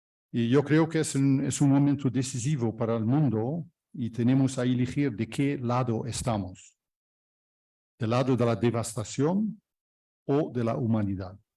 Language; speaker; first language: Spanish; non-native, fluent; Dutch